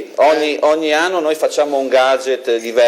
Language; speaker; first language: Italian; native; Italian